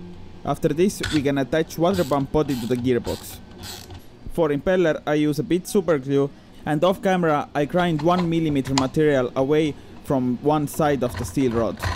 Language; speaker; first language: English; non-native, fluent; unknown